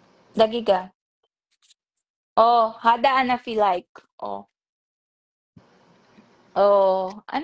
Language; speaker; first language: Arabic; non-native, learner; Bangla